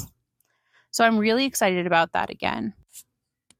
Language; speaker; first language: English; native; English